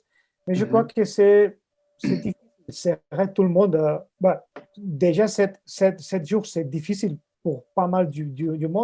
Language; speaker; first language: French; non-native, fluent; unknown